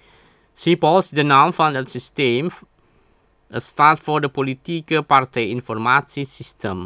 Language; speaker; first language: Dutch; non-native, learner; Indonesian